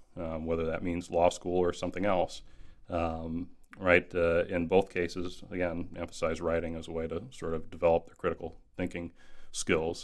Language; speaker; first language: English; native; English